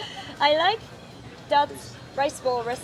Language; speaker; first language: English; non-native, learner; Japanese